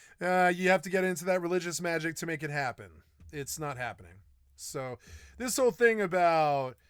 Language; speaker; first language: English; native; English